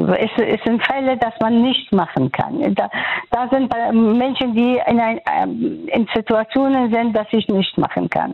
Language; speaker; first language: German; non-native, fluent; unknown